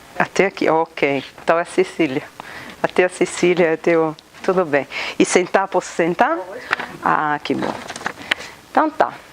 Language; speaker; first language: Portuguese; non-native, fluent; Italian